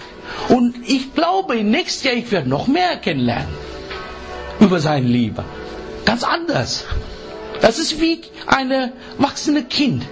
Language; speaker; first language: German; non-native, learner; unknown